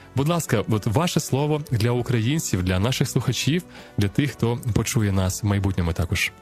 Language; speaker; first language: Ukrainian; native; Ukrainian